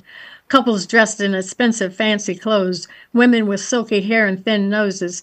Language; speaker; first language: English; native; English